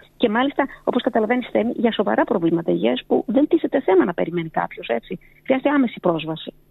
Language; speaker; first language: Greek; early bilingual, heritage; Greek